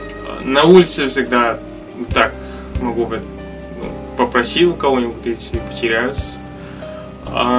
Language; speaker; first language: Russian; non-native, learner; Vietnamese